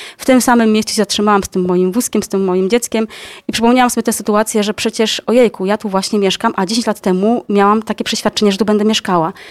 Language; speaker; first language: Polish; native; Polish